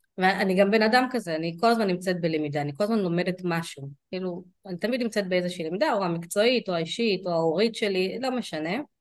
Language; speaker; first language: Hebrew; early bilingual, other home language; Russian